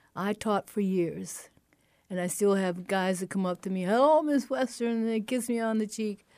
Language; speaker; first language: English; native; English